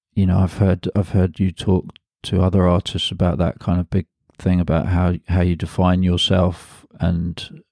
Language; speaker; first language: English; native; English